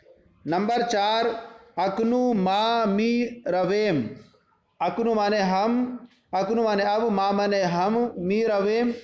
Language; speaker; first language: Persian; non-native, fluent; Urdu